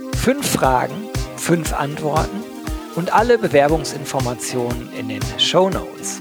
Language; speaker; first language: German; native; German